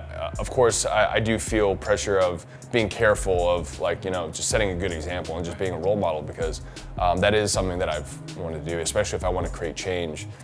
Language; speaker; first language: English; native; English